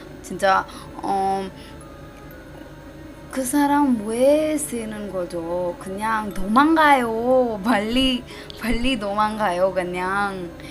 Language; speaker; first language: Korean; non-native, learner; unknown